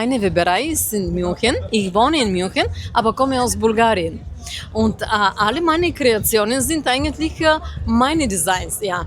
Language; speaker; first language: German; non-native, fluent; Bulgarian